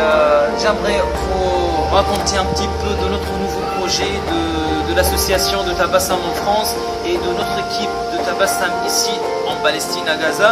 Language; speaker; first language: French; non-native, fluent; Arabic